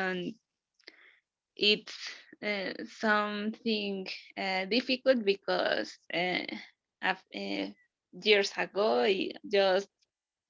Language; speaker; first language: English; non-native, learner; Spanish